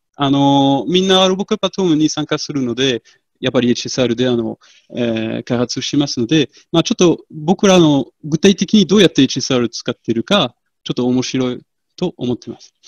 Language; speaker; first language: Japanese; non-native, fluent; French